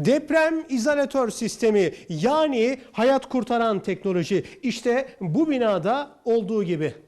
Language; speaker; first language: Turkish; native; Turkish